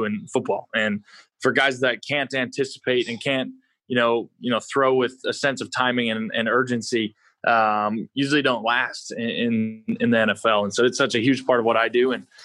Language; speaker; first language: English; native; English